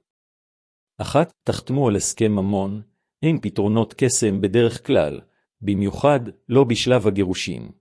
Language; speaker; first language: Hebrew; native; Hebrew